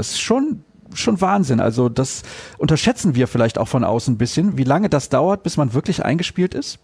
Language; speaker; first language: German; native; German